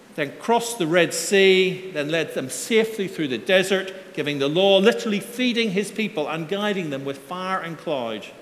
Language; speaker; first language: English; native; English